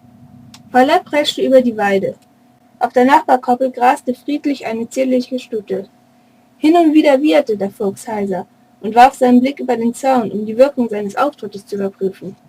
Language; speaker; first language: German; native; German